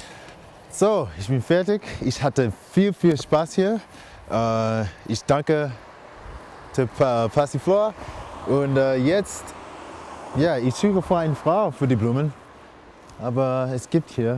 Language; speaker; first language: German; non-native, learner; English